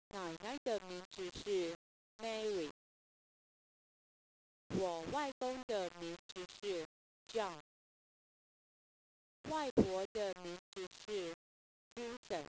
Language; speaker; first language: Chinese; non-native, learner; English